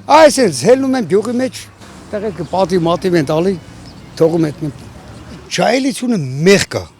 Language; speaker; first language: Armenian; native; Armenian